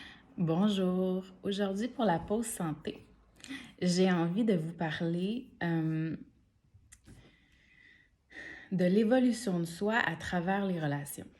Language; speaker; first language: French; native; French